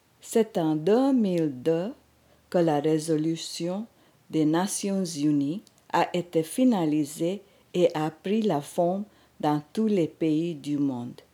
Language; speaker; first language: French; non-native, fluent; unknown